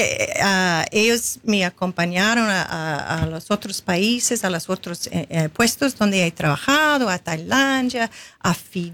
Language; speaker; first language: Spanish; non-native, fluent; English